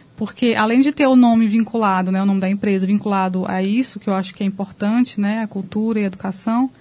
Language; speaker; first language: Portuguese; native; Portuguese